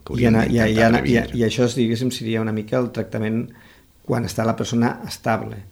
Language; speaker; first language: Catalan; native; Catalan